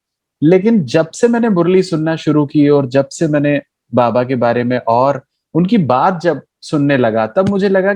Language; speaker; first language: Hindi; native; Hindi